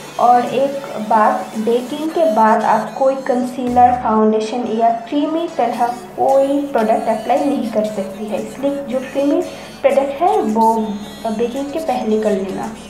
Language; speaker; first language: Hindi; non-native, learner; Bangla